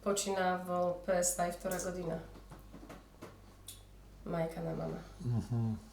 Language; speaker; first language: Macedonian; early bilingual, heritage; Polish